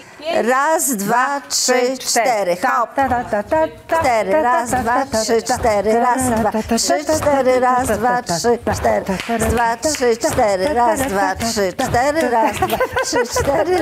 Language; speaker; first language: Polish; native; Polish